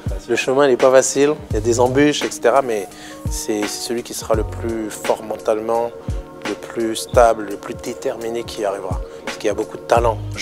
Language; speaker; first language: French; native; French